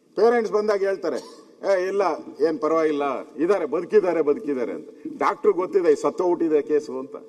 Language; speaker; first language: Kannada; native; Kannada